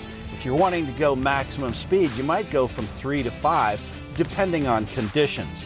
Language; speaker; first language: English; native; English